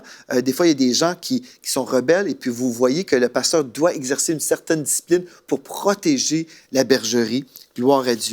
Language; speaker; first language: French; native; French